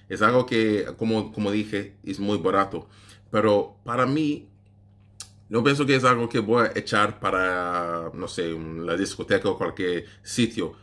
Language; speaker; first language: Spanish; non-native, learner; English